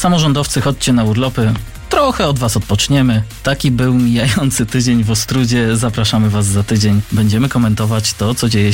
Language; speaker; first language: Polish; native; Polish